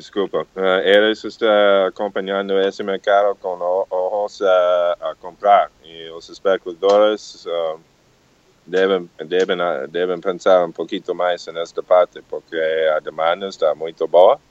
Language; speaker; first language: Portuguese; non-native, learner; English